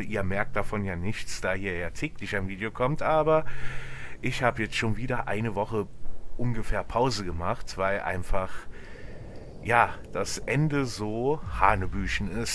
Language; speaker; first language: German; native; German